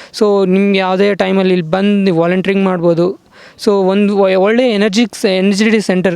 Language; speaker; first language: Kannada; native; Kannada